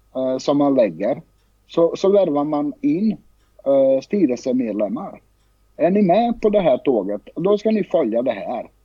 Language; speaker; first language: Swedish; early bilingual, other home language; Bosnian